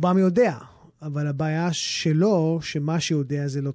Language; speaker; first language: Hebrew; early bilingual, heritage; English